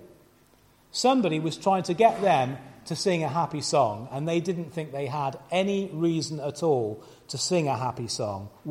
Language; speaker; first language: English; native; English